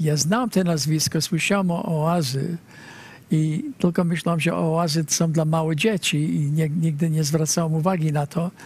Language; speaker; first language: Polish; early bilingual, heritage; Polish